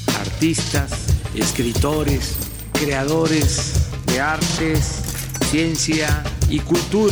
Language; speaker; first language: Spanish; native; Spanish